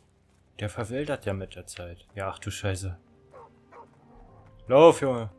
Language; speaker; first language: German; native; German